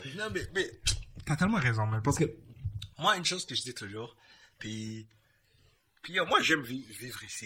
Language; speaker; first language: French; native; French